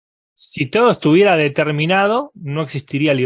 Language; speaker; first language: Spanish; native; Spanish